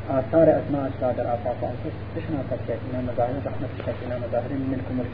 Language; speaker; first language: Persian; non-native, local second language; Central Kurdish